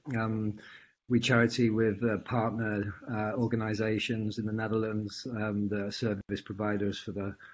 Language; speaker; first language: English; native; English